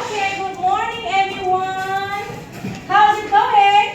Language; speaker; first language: English; non-native, learner; Indonesian